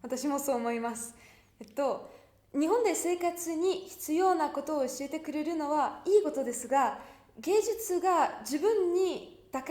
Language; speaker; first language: Japanese; non-native, learner; Russian